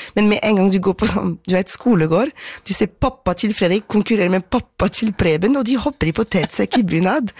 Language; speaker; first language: Norwegian; non-native, fluent; French